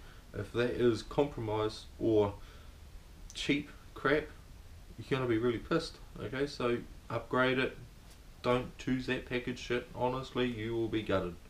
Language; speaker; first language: English; native; English